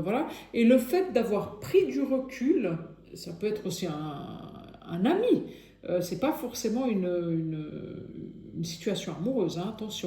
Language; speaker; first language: French; native; French